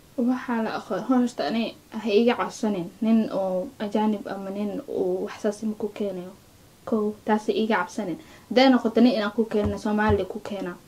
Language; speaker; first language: Somali; early bilingual, heritage; Somali